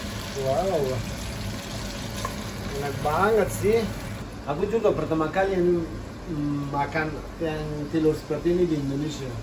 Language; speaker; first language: Indonesian; non-native, learner; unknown